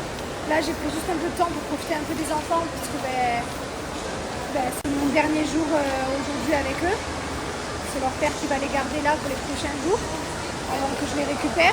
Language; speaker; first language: French; native; French